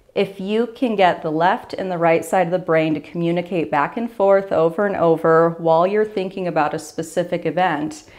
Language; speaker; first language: English; native; English